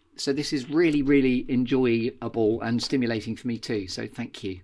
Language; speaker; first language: English; native; English